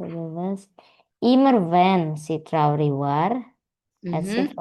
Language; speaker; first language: German; non-native, learner; Indonesian